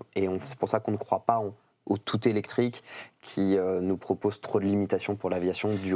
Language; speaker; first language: French; native; French